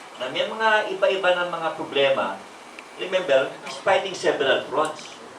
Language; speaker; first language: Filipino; native; Filipino